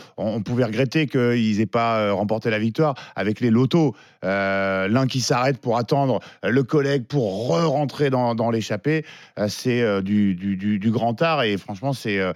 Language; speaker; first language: French; native; French